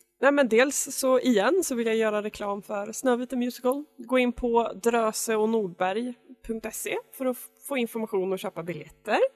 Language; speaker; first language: Swedish; native; Swedish